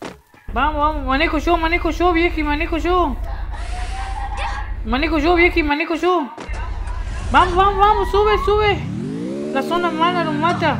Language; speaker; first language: Spanish; native; Spanish